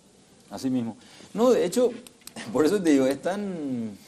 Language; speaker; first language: Spanish; native; Spanish